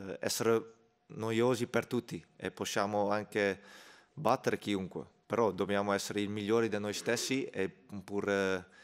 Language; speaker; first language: Italian; non-native, fluent; Dutch